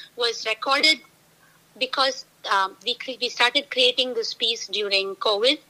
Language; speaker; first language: English; non-native, local second language; Tamil